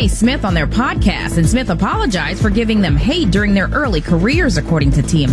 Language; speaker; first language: English; native; English